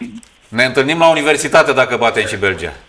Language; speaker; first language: Romanian; native; Romanian